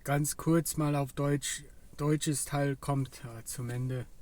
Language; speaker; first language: German; non-native, fluent; English